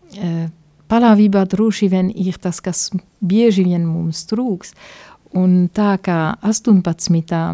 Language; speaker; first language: Latvian; non-native, fluent; Italian